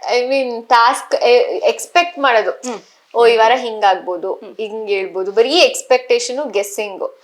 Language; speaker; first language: Kannada; native; Kannada